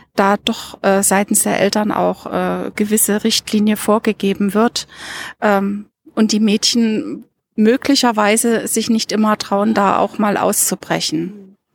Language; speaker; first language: German; native; German